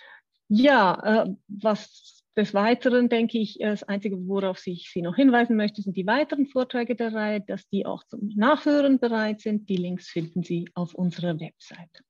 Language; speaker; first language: German; native; German